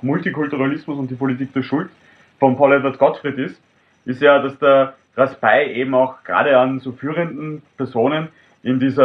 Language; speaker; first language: German; native; German